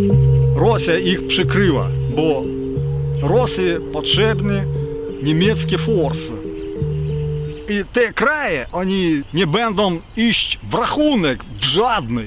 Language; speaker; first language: Polish; non-native, fluent; Ukrainian